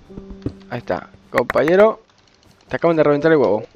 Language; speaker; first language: Spanish; native; Spanish